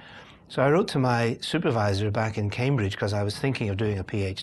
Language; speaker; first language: English; native; English